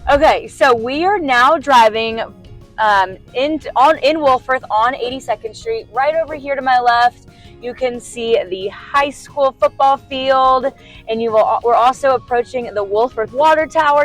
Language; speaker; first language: English; native; English